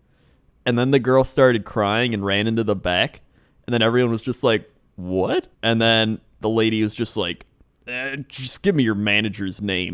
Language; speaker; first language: English; native; English